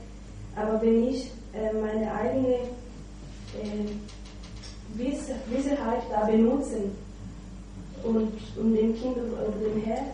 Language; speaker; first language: German; non-native, fluent; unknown